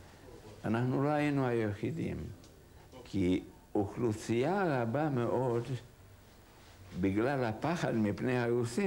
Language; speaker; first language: Hebrew; non-native, fluent; Hungarian